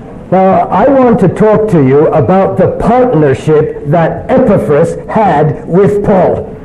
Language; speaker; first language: English; early bilingual, other home language; Chinese